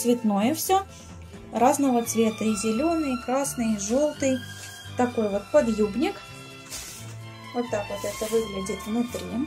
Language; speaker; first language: Russian; native; Russian